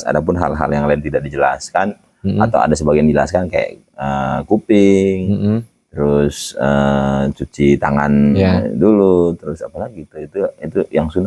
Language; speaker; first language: Indonesian; native; Indonesian